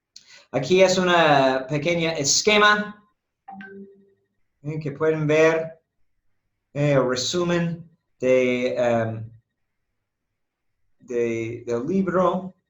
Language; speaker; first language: Spanish; non-native, fluent; English